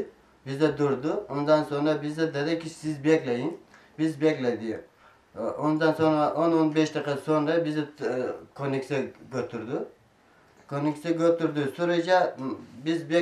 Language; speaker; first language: Turkish; non-native, learner; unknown